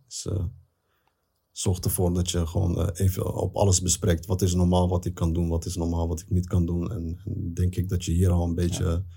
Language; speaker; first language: Dutch; early bilingual, other home language; Arabic